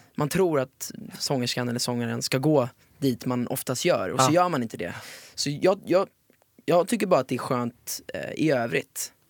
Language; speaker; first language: Swedish; early bilingual, other home language; Italian